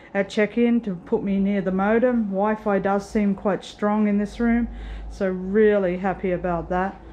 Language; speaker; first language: English; native; English